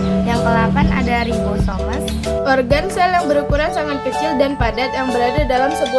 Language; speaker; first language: Indonesian; native; Indonesian